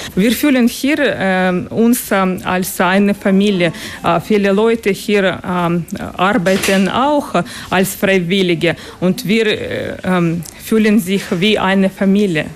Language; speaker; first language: German; non-native, learner; Ukrainian